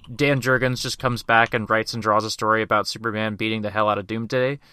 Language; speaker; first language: English; native; English